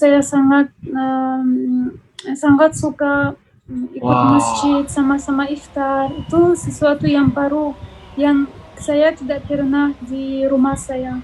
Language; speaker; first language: Indonesian; non-native, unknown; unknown